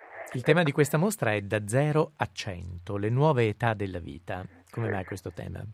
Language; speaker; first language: Italian; native; Italian